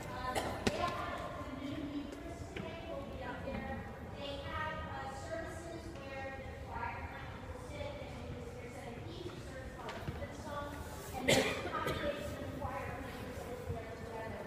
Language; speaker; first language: English; native; English